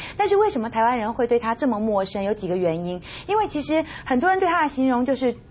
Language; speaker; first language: Chinese; native; Chinese